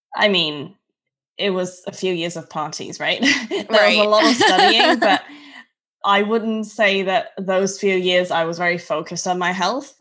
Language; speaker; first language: English; non-native, local second language; Cantonese